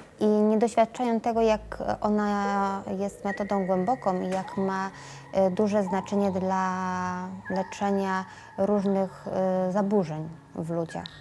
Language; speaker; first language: Polish; non-native, fluent; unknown